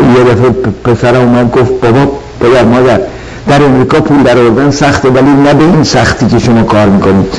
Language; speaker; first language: Persian; native; Persian